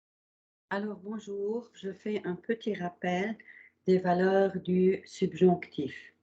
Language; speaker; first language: French; non-native, fluent; Arabic